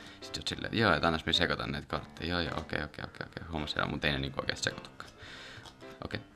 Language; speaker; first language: Finnish; native; Finnish